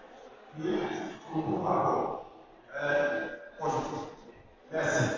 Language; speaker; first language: French; non-native, fluent; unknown